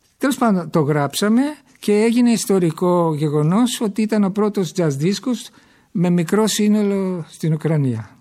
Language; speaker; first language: Greek; early bilingual, heritage; Greek